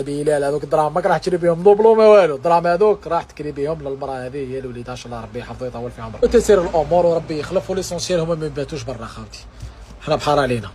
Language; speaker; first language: Arabic; native; Arabic